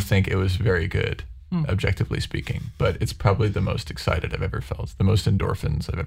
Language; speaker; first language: English; native; English